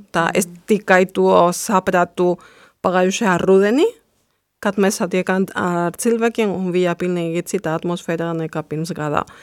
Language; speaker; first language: Latvian; non-native, fluent; Spanish